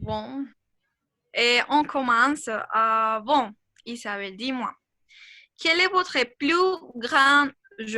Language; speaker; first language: French; non-native, fluent; Spanish